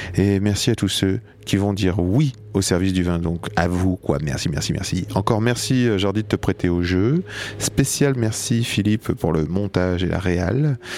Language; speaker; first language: French; native; French